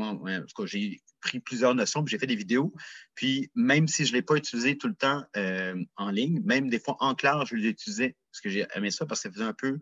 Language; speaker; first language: French; native; French